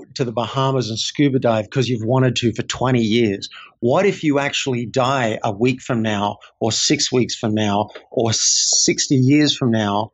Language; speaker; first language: English; native; English